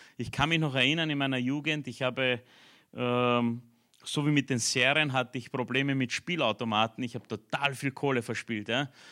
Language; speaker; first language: German; early bilingual, other home language; Romanian